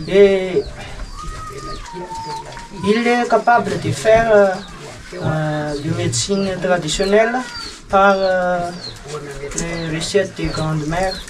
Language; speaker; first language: French; non-native, learner; Malagasy